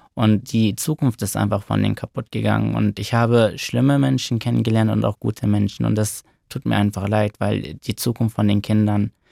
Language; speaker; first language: German; early bilingual, other home language; Arabic